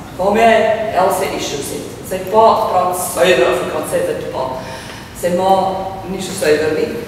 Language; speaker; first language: Afrikaans; native; Afrikaans